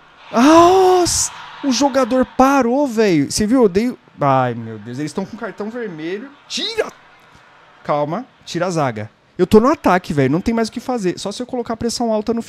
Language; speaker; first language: Portuguese; native; Portuguese